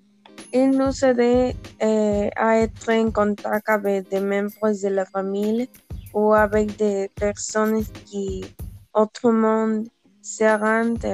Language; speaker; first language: French; non-native, learner; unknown